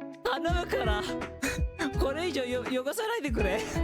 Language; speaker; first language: Japanese; non-native, fluent; English